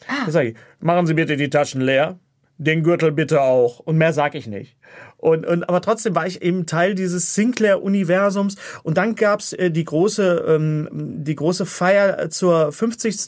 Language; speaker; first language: German; native; German